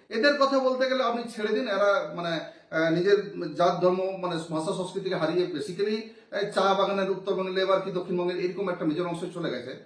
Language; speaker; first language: Bangla; non-native, local second language; Santali